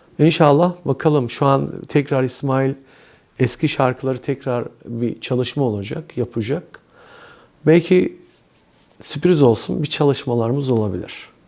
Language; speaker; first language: Turkish; early bilingual, heritage; Turkish